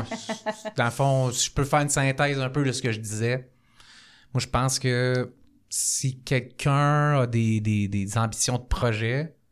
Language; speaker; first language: French; non-native, fluent; Spanish